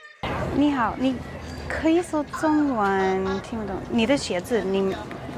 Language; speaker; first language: Chinese; non-native, learner; English